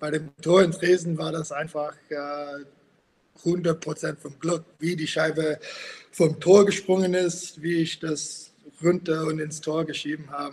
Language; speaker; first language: German; non-native, fluent; English